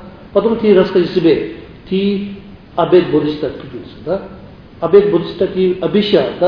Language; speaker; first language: Russian; non-native, learner; Tibetan